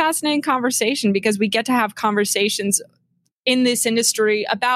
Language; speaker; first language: English; native; English